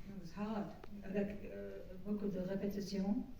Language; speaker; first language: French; non-native, learner; English